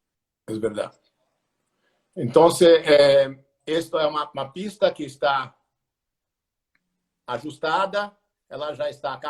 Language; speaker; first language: Spanish; non-native, learner; Portuguese